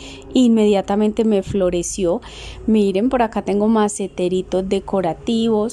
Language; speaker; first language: Spanish; native; Spanish